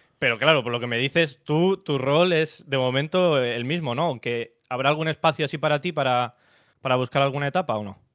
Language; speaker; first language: Spanish; native; Spanish